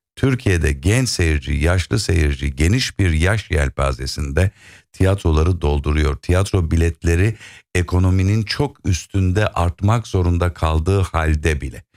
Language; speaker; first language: Turkish; native; Turkish